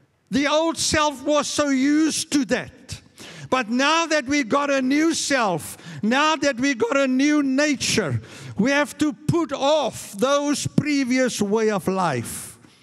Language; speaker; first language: English; non-native, local second language; Afrikaans